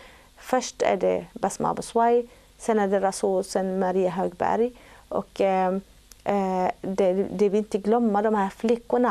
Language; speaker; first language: Swedish; non-native, fluent; Arabic